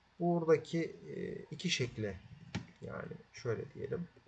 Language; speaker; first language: Turkish; native; Turkish